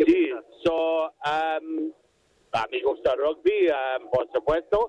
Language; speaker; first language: Spanish; non-native, learner; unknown